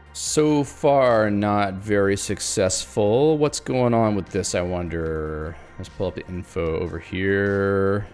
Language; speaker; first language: English; native; English